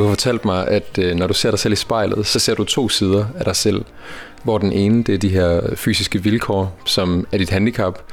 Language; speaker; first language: Danish; native; Danish